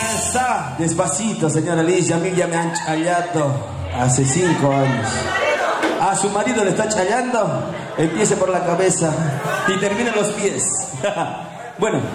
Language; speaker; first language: Spanish; native; Spanish